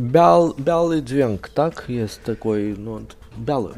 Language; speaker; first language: Polish; non-native, learner; Lithuanian